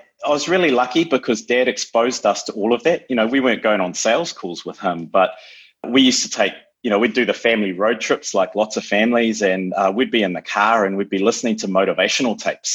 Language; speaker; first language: English; native; English